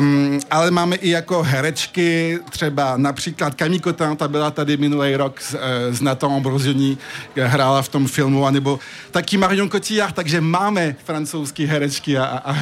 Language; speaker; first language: Czech; early bilingual, heritage; French